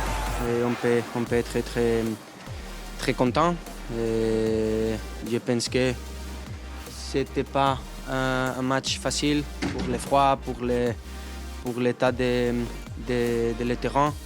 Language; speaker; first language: French; non-native, learner; Spanish